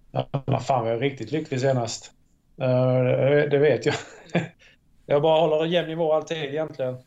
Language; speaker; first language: Swedish; native; Swedish